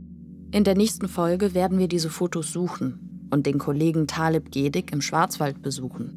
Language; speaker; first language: German; native; German